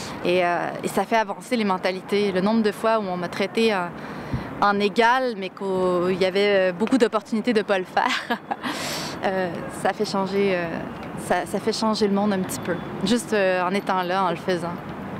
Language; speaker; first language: French; native; French